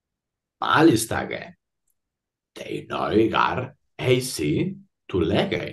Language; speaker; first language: Greek; non-native, fluent; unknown